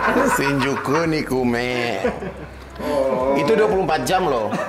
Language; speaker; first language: Indonesian; native; Indonesian